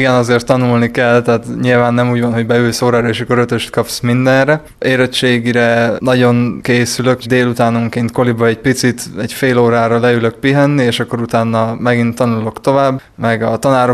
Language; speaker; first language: Hungarian; native; Hungarian